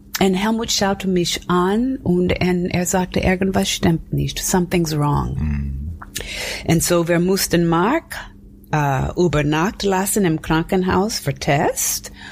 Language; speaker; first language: German; non-native, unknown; English